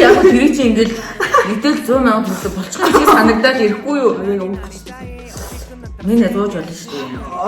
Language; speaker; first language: Mongolian; native; Mongolian